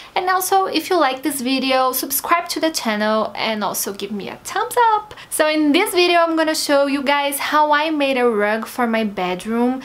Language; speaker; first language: English; non-native, learner; Portuguese